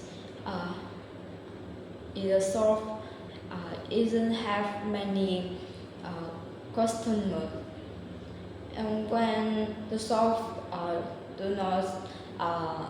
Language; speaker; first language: English; non-native, learner; Vietnamese